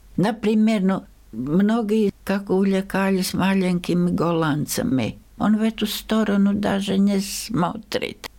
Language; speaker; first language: Russian; non-native, local second language; Latvian